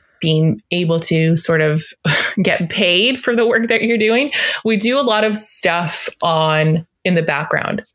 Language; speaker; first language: English; native; English